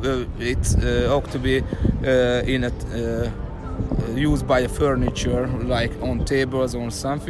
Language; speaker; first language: English; non-native, learner; Hungarian